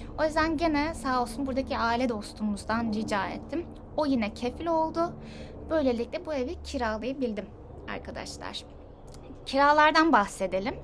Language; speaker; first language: Turkish; native; Turkish